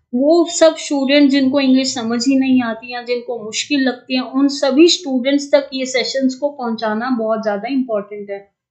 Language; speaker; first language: Hindi; native; Hindi